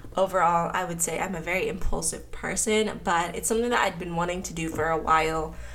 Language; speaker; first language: English; native; English